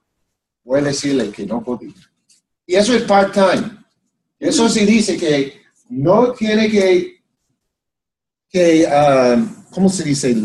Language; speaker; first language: Spanish; non-native, fluent; English